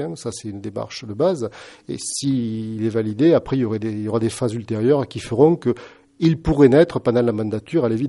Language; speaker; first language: French; native; French